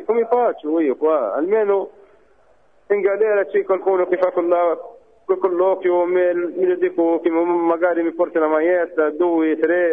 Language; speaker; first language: Italian; non-native, fluent; Arabic